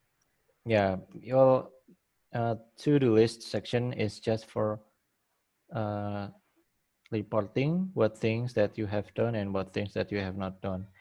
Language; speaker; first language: English; non-native, fluent; Indonesian